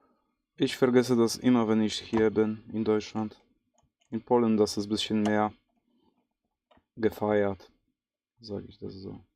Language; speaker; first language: German; non-native, fluent; Polish